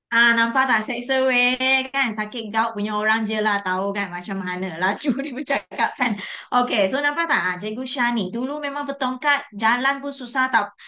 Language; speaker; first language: Malay; non-native, local second language; Chinese